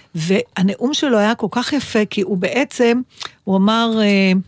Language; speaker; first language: Hebrew; native; Hebrew